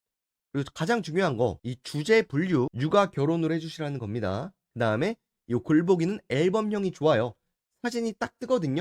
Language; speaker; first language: Korean; native; Korean